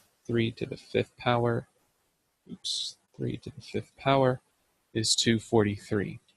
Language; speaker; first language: English; native; English